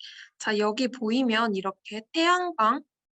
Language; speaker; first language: Korean; native; Korean